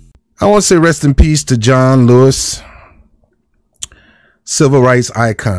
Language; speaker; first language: English; native; English